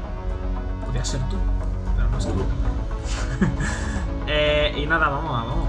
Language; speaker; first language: Spanish; native; Spanish